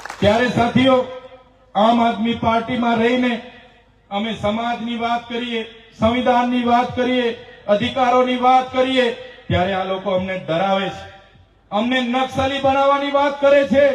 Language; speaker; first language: Gujarati; non-native, local second language; Vasavi